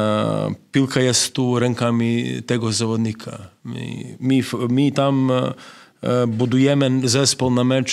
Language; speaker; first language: Polish; non-native, fluent; Serbian